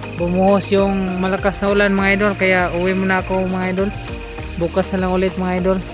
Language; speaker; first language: Filipino; non-native, local second language; Cebuano